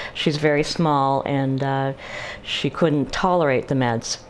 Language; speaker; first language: English; native; English